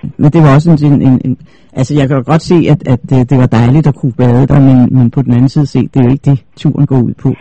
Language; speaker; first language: Danish; native; Danish